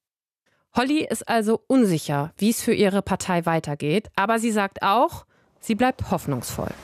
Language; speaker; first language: German; native; German